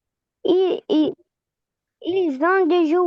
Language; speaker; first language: French; non-native, learner; Arabic